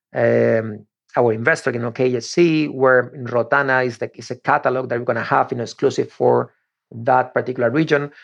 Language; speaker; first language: English; non-native, fluent; Spanish